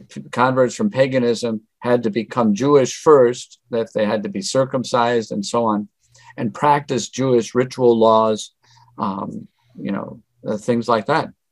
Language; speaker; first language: English; native; English